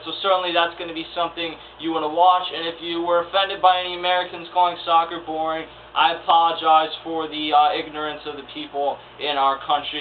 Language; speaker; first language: English; native; English